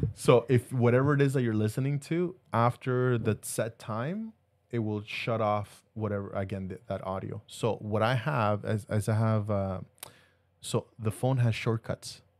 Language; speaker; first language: English; early bilingual, other home language; Spanish